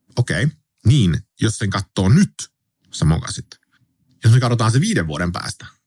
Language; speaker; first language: Finnish; early bilingual, heritage; Finnish